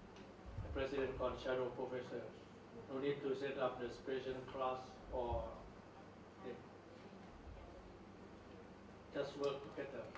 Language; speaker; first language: English; non-native, learner; Thai